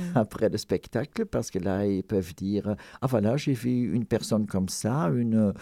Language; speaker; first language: French; non-native, fluent; Dutch